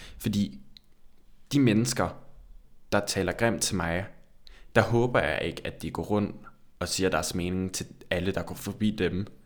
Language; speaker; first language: Danish; early bilingual, other home language; Turkish